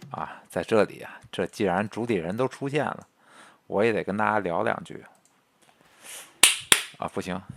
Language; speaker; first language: Chinese; native; Chinese